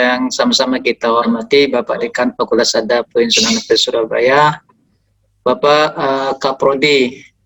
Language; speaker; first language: Malay; native; Malay